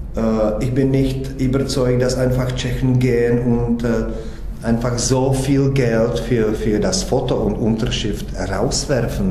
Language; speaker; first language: German; non-native, fluent; Czech